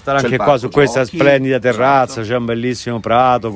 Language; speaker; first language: Italian; native; Italian